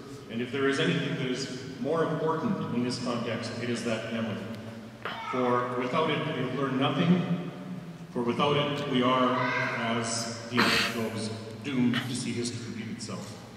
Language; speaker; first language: English; early bilingual, other home language; Ukrainian